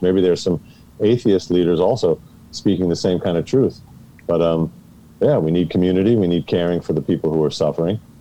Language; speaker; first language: English; native; English